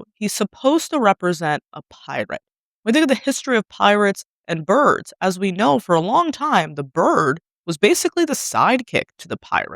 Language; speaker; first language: English; native; English